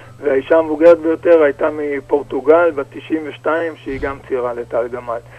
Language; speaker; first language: Hebrew; native; Hebrew